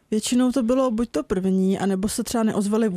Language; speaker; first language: Czech; native; Czech